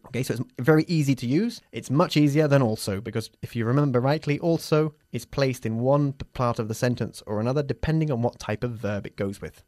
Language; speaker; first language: English; native; English